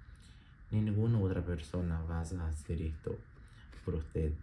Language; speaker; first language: Spanish; non-native, learner; Portuguese